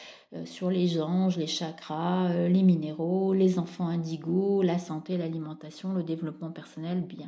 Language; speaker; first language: French; native; French